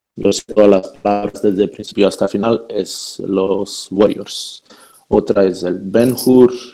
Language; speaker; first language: Spanish; non-native, fluent; Croatian